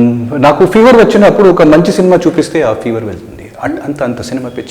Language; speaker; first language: Telugu; non-native, local second language; Hindi